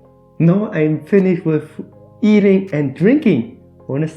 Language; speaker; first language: English; non-native, fluent; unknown